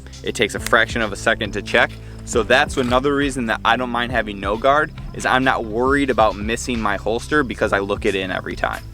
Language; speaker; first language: English; native; English